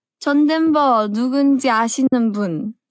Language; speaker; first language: Korean; early bilingual, heritage; English